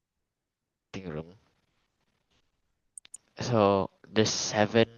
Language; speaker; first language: English; non-native, fluent; Malay